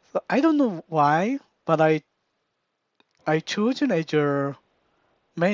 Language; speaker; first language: English; non-native, learner; Korean